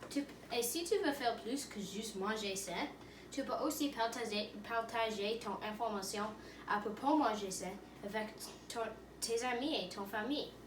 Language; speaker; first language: French; non-native, learner; English